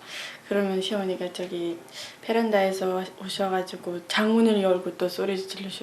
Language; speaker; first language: Korean; non-native, fluent; Uzbek